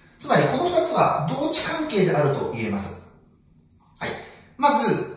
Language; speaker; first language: Japanese; native; Japanese